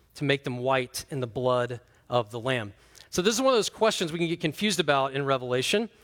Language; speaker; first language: English; native; English